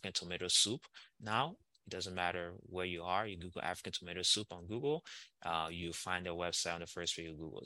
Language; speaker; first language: English; non-native, local second language; Igbo